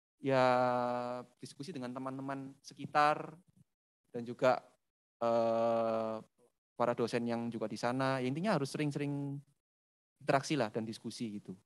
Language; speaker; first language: Indonesian; native; Indonesian